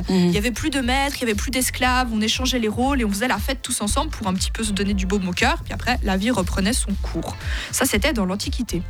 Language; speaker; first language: French; native; French